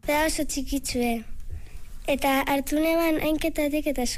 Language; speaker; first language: Basque; native; Basque